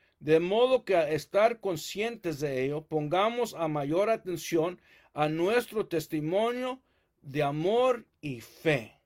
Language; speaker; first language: Spanish; early bilingual, heritage; Spanish